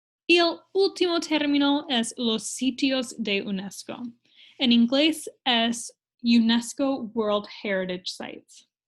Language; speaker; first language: Spanish; non-native, fluent; English